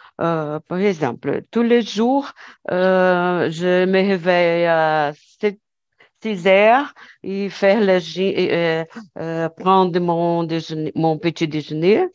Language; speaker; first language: French; non-native, learner; Portuguese